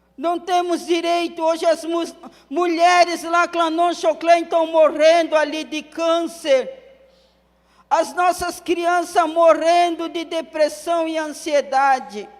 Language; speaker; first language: Portuguese; non-native, local second language; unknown